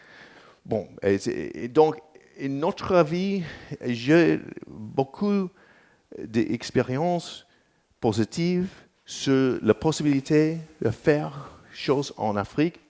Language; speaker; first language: French; non-native, learner; English